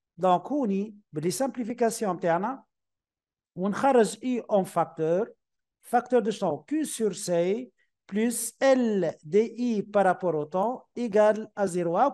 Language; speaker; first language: French; non-native, local second language; Arabic